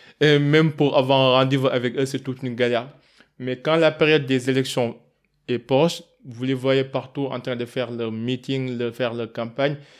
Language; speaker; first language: French; non-native, local second language; Wolof